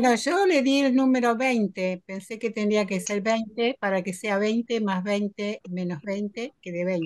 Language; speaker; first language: Spanish; native; Spanish